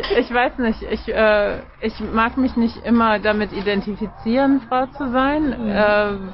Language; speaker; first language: German; native; German